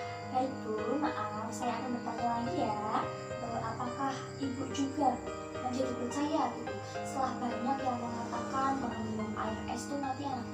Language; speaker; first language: Indonesian; native; Indonesian